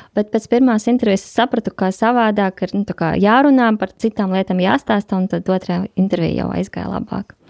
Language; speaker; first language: Latvian; non-native, local second language; Russian